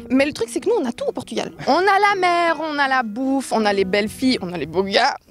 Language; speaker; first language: French; native; French